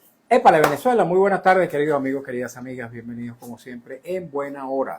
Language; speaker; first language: Spanish; native; Spanish